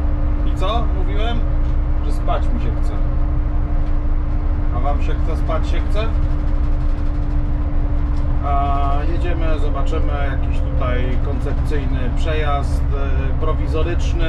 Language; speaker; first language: Polish; native; Polish